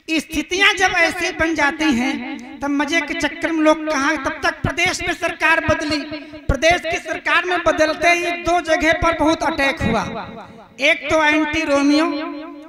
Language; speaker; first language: Hindi; native; Hindi